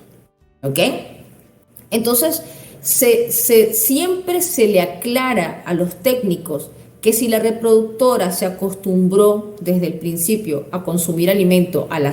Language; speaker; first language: Spanish; native; Spanish